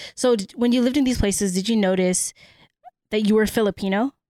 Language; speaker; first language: English; early bilingual, other home language; Cebuano